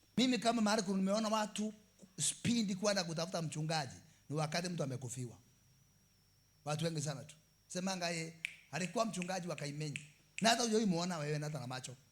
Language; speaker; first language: Swahili; non-native, local second language; Meru